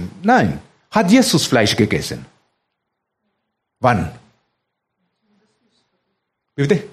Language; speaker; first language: German; non-native, fluent; Spanish